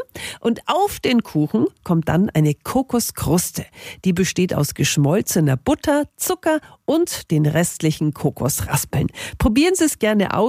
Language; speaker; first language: German; native; German